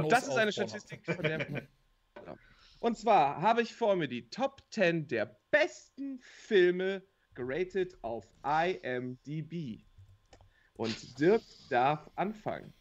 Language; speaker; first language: German; native; German